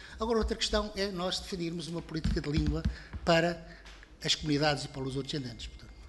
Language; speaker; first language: Portuguese; native; Portuguese